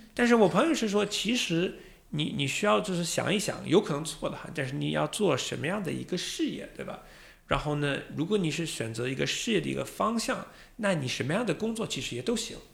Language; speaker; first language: Chinese; non-native, fluent; English